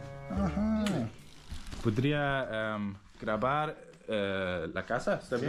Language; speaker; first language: Spanish; non-native, learner; German